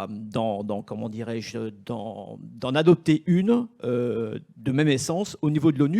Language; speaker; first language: French; native; French